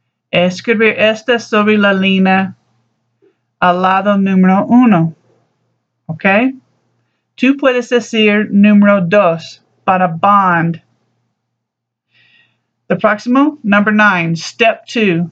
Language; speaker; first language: Spanish; non-native, learner; English